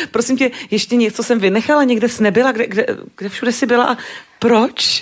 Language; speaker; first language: Czech; native; Czech